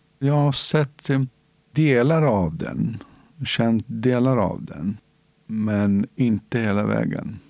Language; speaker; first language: Swedish; non-native, fluent; Central Kurdish